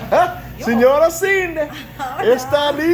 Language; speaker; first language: Spanish; non-native, learner; English